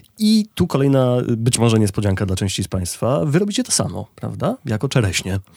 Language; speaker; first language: Polish; native; Polish